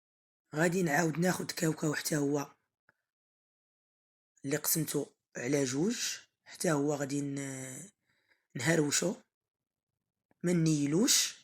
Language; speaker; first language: Arabic; native; Arabic